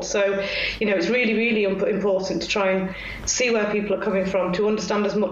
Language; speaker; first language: English; native; English